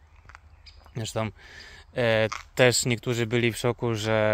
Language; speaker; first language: Polish; native; Polish